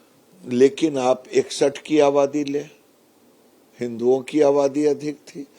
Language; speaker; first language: Hindi; native; Hindi